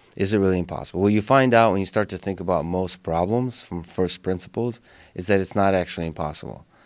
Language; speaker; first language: English; early bilingual, other home language; Russian